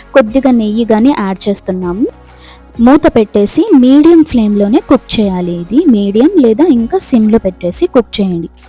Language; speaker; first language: Telugu; non-native, local second language; Urdu